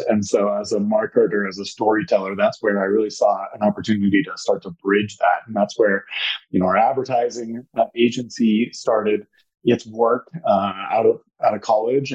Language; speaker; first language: English; native; English